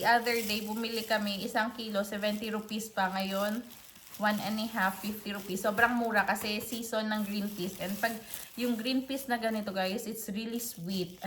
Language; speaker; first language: Filipino; non-native, local second language; Hiligaynon